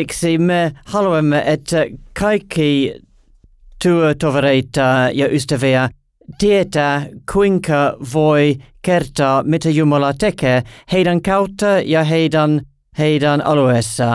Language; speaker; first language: Finnish; non-native, learner; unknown